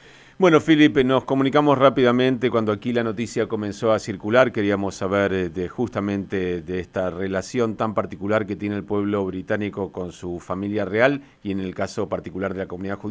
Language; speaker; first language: Spanish; native; Spanish